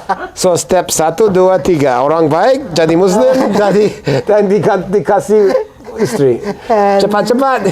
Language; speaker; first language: Indonesian; non-native, fluent; English